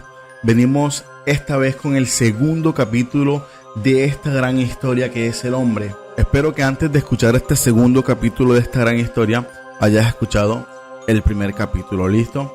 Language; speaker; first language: Spanish; native; Spanish